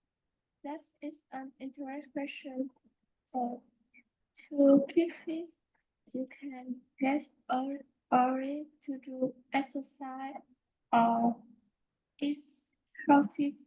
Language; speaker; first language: English; non-native, learner; Vietnamese